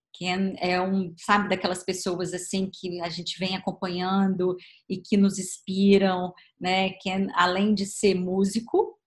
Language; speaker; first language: Portuguese; native; Portuguese